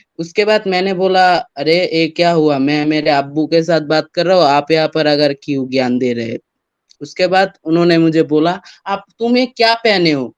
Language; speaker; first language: Hindi; non-native, fluent; Bangla